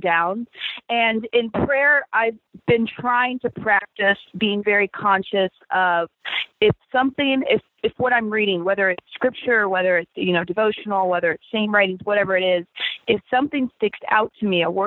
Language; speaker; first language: English; native; English